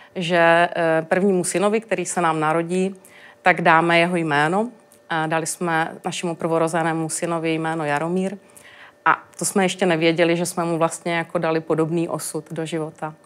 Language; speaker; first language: Czech; native; Czech